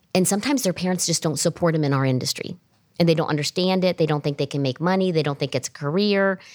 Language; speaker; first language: English; native; English